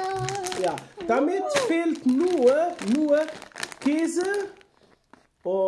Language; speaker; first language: German; non-native, fluent; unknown